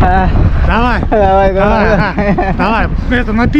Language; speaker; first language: Russian; non-native, local second language; Kazakh